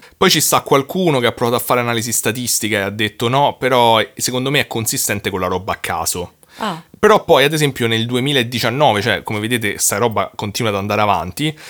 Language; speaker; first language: Italian; native; Italian